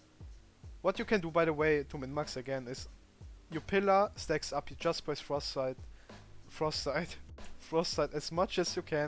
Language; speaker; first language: English; non-native, fluent; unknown